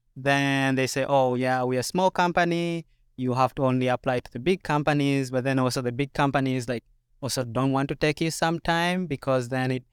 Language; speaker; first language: English; non-native, local second language; Ganda